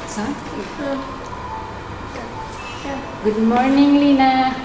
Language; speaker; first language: English; non-native, learner; Indonesian